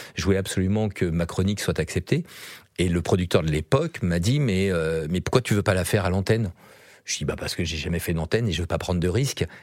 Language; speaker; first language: French; native; French